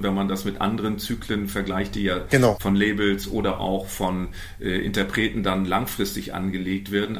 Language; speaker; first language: German; native; German